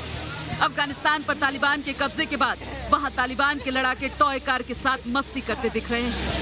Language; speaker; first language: Hindi; native; Hindi